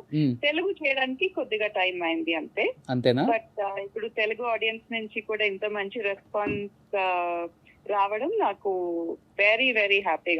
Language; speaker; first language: Telugu; non-native, local second language; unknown